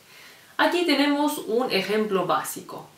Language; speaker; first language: Spanish; non-native, fluent; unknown